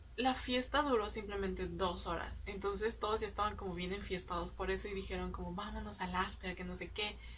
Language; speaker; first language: Spanish; native; Spanish